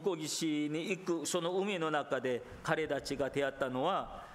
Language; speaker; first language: Japanese; non-native, fluent; Korean